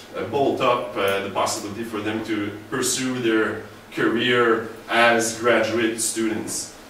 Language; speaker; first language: English; native; English